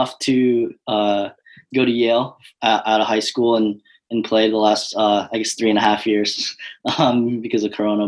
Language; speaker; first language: English; native; English